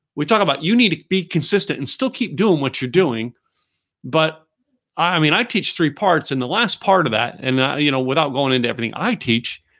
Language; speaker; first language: English; native; English